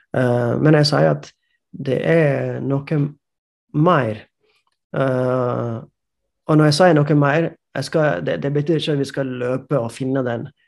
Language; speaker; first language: Norwegian; non-native, fluent; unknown